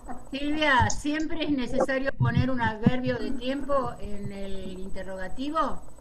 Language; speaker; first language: Spanish; native; Spanish